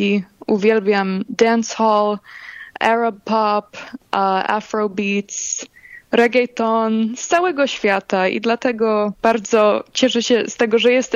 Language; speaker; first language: Polish; early bilingual, heritage; Polish